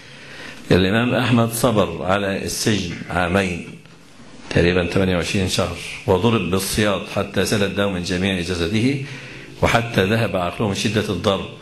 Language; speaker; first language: Arabic; native; Arabic